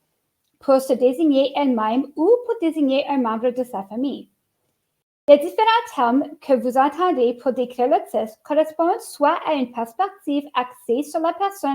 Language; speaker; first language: French; native; French